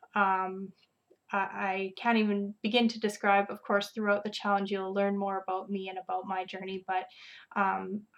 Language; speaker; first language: English; native; English